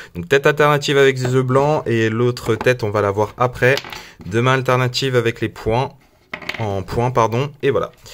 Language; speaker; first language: French; native; French